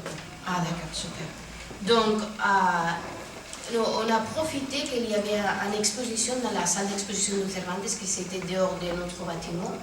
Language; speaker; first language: French; non-native, fluent; Spanish